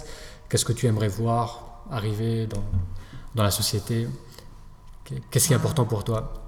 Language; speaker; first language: French; native; French